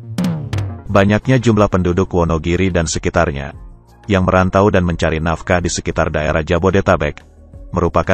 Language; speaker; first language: Indonesian; native; Indonesian